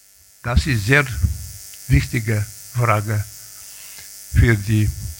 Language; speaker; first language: German; non-native, learner; Polish